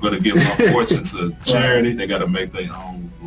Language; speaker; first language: English; native; English